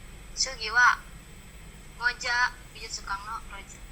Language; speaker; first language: Japanese; non-native, learner; Indonesian